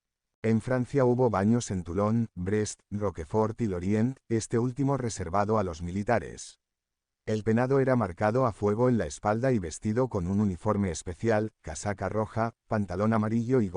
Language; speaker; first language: Spanish; native; Spanish